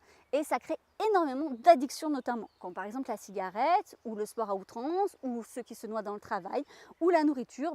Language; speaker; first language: French; native; French